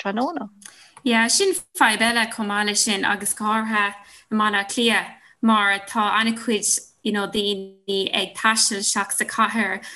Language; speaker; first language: Irish; non-native, local second language; English